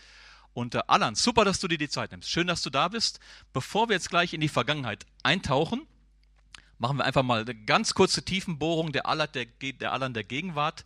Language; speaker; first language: German; native; German